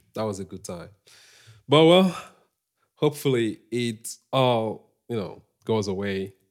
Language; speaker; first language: English; non-native, local second language; Igbo